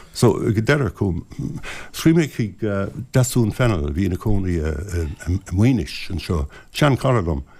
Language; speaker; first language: Irish; non-native, local second language; English